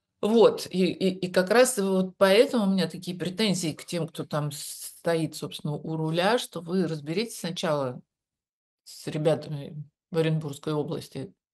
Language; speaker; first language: Russian; native; Russian